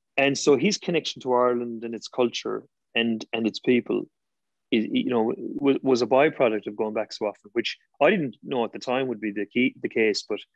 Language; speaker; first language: English; native; English